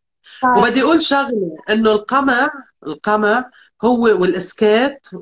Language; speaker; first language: Arabic; native; Arabic